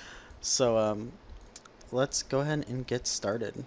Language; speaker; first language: English; native; English